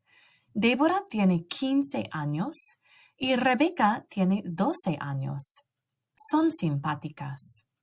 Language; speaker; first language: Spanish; non-native, learner; English